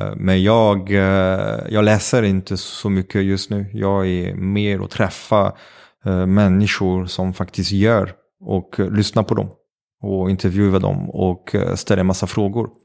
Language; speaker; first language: Swedish; non-native, fluent; French